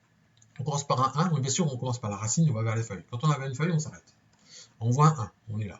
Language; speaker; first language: French; native; French